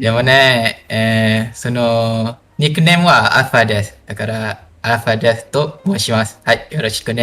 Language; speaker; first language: Japanese; non-native, learner; Malay